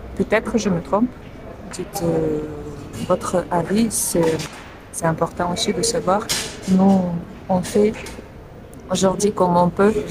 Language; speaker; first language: French; non-native, fluent; Russian